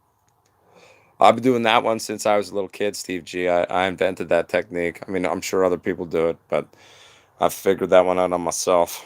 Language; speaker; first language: English; native; English